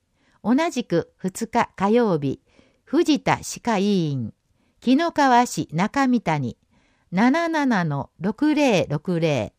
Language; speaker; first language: Japanese; native; Japanese